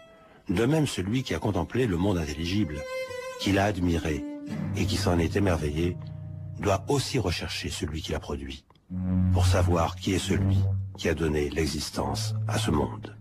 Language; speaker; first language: French; native; French